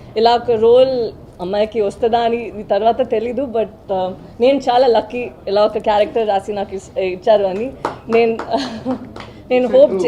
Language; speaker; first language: Telugu; non-native, learner; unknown